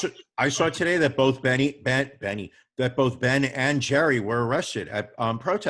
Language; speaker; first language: English; native; English